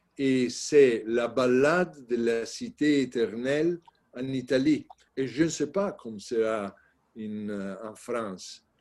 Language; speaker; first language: French; non-native, learner; Italian